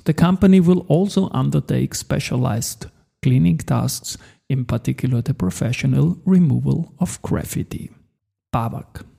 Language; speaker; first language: English; non-native, fluent; German